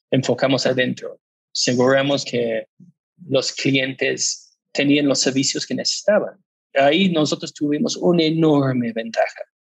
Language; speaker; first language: Spanish; non-native, fluent; English